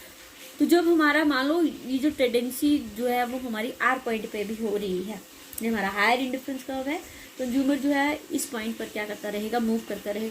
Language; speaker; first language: Hindi; native; Hindi